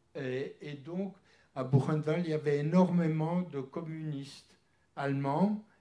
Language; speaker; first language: French; early bilingual, other home language; Polish